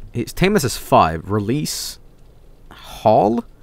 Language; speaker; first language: English; non-native, fluent; Swedish